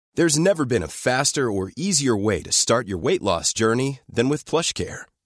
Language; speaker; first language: English; native; English